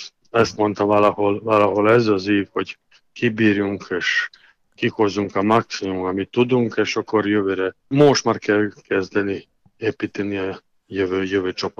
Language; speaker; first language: Hungarian; non-native, learner; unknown